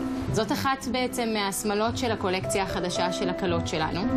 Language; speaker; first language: Hebrew; native; Hebrew